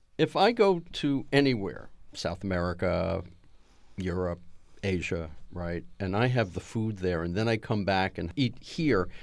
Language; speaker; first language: English; native; English